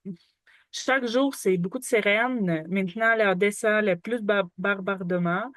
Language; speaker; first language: French; non-native, learner; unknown